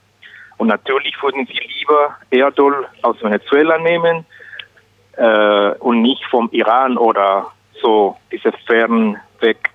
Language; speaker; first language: German; non-native, learner; Spanish